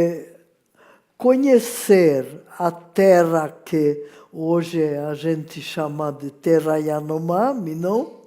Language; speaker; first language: Portuguese; non-native, fluent; French